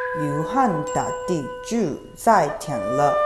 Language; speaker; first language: Chinese; non-native, learner; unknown